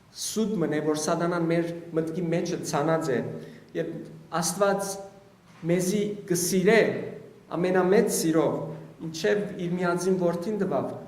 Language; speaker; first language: Armenian; early bilingual, heritage; Armenian